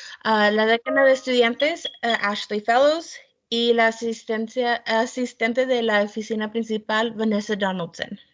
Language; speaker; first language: Spanish; early bilingual, heritage; Spanish